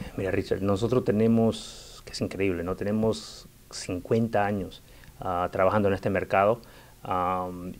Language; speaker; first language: Spanish; early bilingual, heritage; Spanish